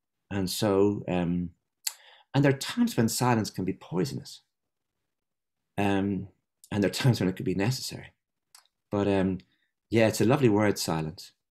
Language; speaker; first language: English; native; English